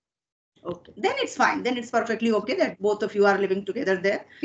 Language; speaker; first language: English; non-native, fluent; Hindi